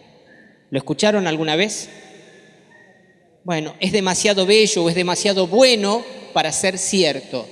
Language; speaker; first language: Spanish; native; Spanish